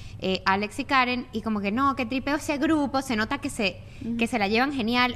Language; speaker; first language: Spanish; native; Spanish